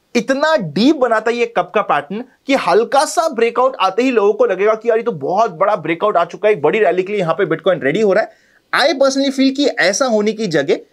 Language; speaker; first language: Hindi; native; Hindi